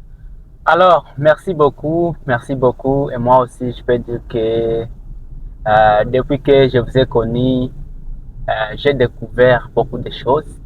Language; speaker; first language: French; non-native, local second language; Rundi